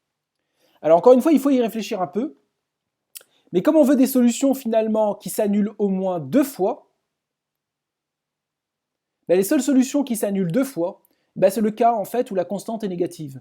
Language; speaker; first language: French; native; French